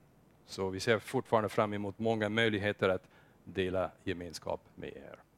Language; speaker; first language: Swedish; non-native, fluent; English